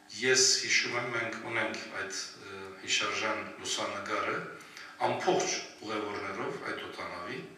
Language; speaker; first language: Armenian; early bilingual, heritage; Armenian